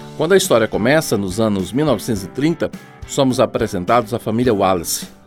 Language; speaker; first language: Portuguese; native; Portuguese